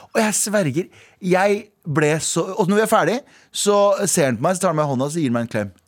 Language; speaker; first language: Norwegian; native; Norwegian